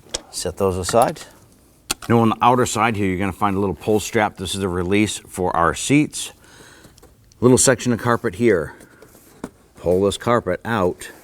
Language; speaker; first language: English; native; English